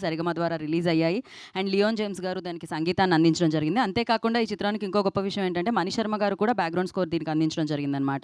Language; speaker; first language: Telugu; native; Telugu